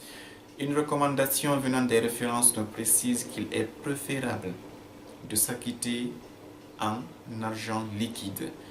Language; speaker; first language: French; non-native, local second language; Fula